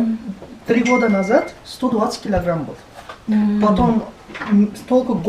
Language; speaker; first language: Russian; non-native, learner; Turkish